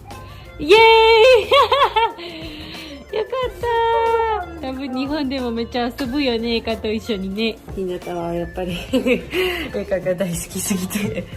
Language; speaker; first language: Japanese; non-native, learner; Georgian